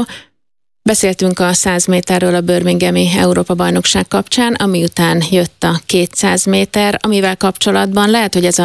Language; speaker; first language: Hungarian; native; Hungarian